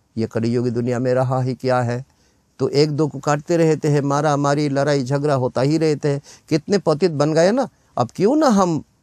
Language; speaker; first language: Hindi; non-native, local second language; Bangla